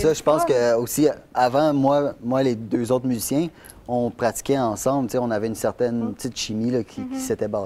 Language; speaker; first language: French; native; French